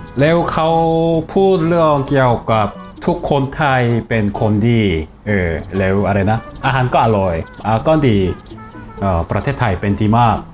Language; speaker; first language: Thai; non-native, fluent; Korean